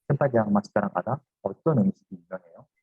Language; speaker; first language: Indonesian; non-native, fluent; Korean